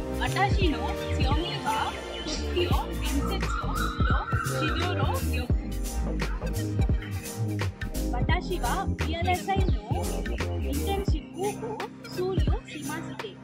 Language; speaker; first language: Japanese; non-native, learner; Tamil